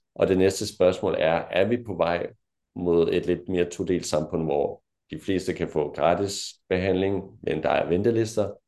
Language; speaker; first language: Danish; native; Danish